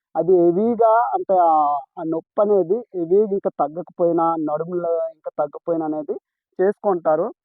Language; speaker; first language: Telugu; non-native, local second language; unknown